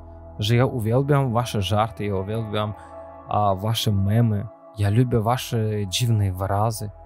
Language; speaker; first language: Polish; non-native, learner; Azerbaijani